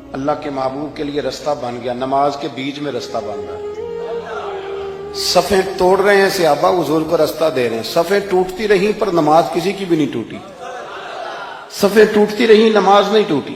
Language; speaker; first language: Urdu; non-native, local second language; Punjabi